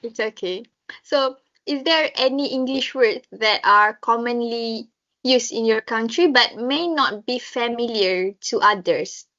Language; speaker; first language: English; non-native, local second language; Malay